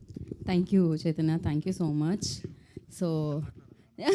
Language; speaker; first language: Telugu; native; Telugu